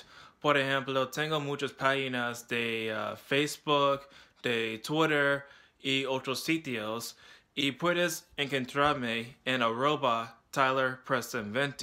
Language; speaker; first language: Spanish; non-native, learner; English